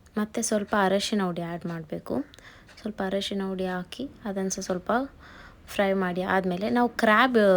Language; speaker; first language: Kannada; non-native, local second language; Tulu